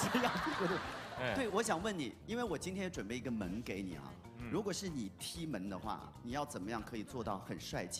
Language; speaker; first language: Chinese; native; Chinese